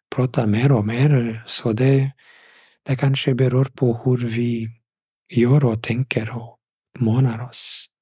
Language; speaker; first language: Swedish; non-native, fluent; Portuguese